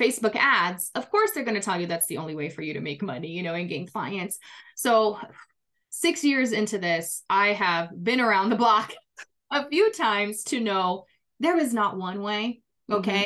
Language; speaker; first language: English; non-native, fluent; Portuguese